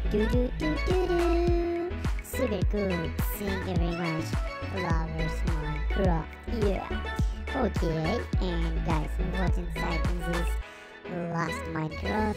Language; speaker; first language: English; non-native, learner; Russian